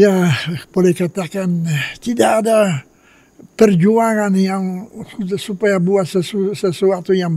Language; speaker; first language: Indonesian; non-native, fluent; Polish